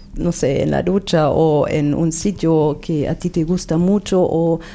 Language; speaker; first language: Spanish; non-native, fluent; German